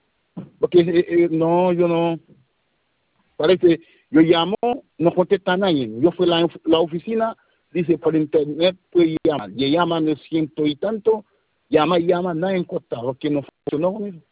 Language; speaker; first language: Spanish; non-native, learner; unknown